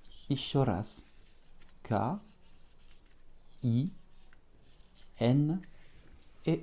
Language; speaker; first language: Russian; non-native, fluent; French